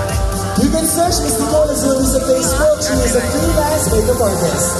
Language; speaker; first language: English; non-native, local second language; Filipino